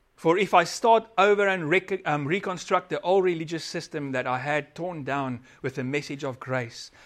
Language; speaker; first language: English; non-native, local second language; Afrikaans